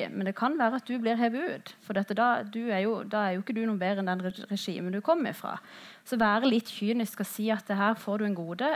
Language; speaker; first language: Norwegian; early bilingual, other home language; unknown